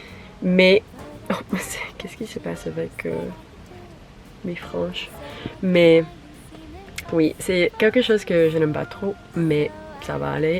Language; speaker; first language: French; non-native, learner; English